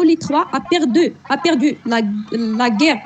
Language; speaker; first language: French; non-native, learner; Arabic